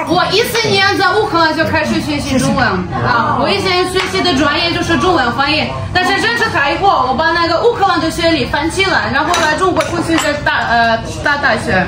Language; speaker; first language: Chinese; non-native, fluent; Ukrainian